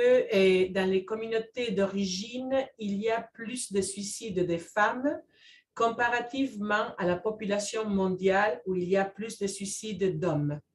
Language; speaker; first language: French; non-native, fluent; Spanish